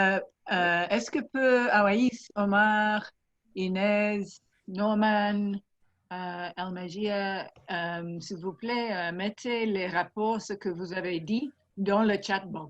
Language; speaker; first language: French; non-native, fluent; English